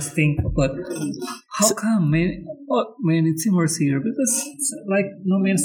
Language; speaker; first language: English; non-native, learner; Indonesian